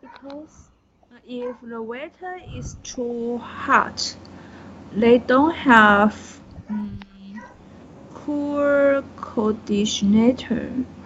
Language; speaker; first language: English; non-native, learner; Chinese